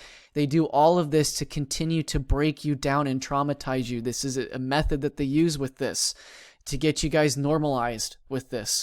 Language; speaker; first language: English; native; English